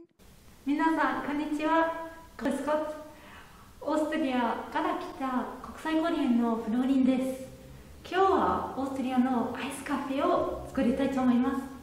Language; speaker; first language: Japanese; non-native, fluent; German